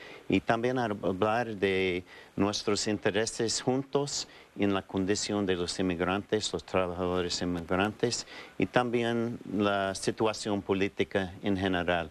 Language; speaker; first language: Spanish; non-native, fluent; English